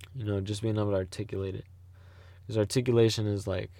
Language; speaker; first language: English; native; English